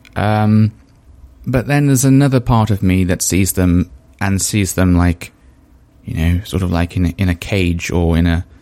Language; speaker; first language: English; native; English